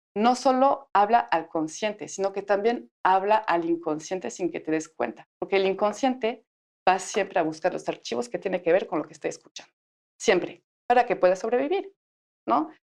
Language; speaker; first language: Spanish; non-native, fluent; French